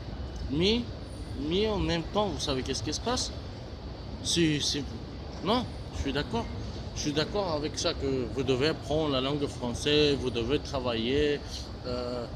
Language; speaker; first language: French; non-native, fluent; Bulgarian